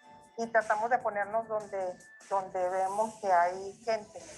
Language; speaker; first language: Spanish; native; Spanish